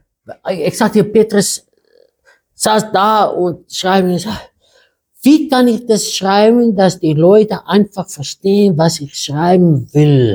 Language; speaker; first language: German; non-native, fluent; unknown